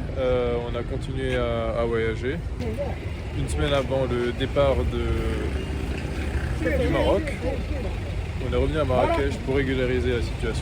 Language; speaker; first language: French; native; French